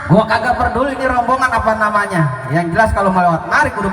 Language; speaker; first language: Indonesian; native; Indonesian